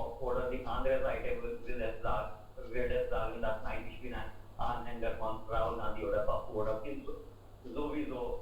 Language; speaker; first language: German; non-native, learner; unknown